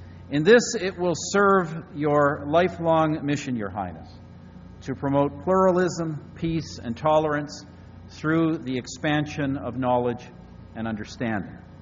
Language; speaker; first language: English; native; English